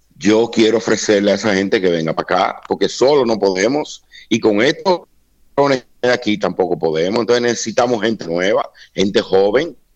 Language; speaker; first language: Spanish; native; Spanish